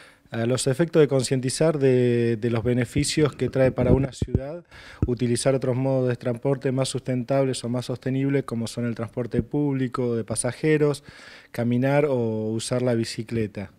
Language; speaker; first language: Spanish; native; Spanish